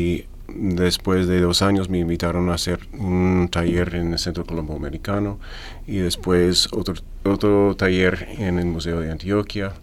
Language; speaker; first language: Spanish; non-native, fluent; English